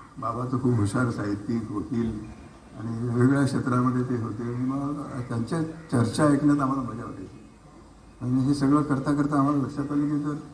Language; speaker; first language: Marathi; native; Marathi